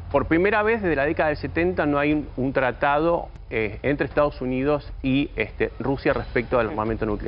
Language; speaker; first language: Spanish; native; Spanish